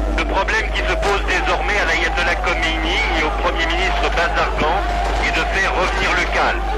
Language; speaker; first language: French; native; French